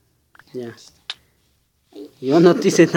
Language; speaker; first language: Spanish; native; Spanish